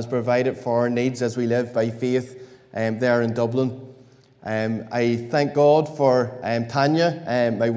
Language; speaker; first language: English; native; English